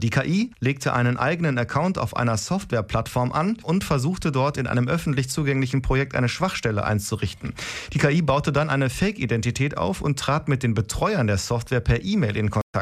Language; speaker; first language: German; native; German